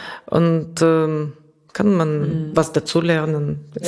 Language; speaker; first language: German; non-native, fluent; Russian